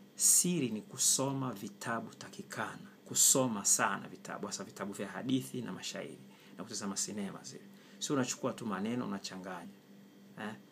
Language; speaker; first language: Swahili; non-native, local second language; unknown